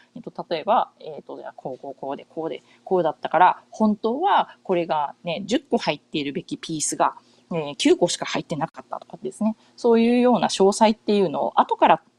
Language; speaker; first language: Japanese; native; Japanese